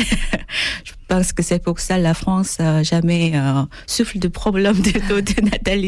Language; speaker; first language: French; non-native, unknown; Korean